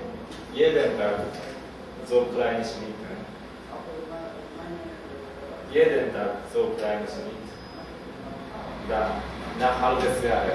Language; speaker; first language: German; non-native, learner; Japanese